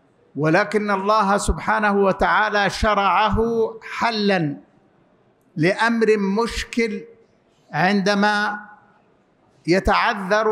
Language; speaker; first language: Arabic; native; Arabic